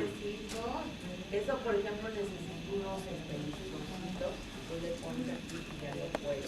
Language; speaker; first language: Spanish; native; Spanish